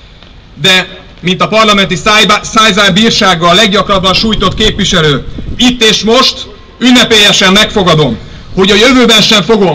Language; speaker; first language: Hungarian; native; Hungarian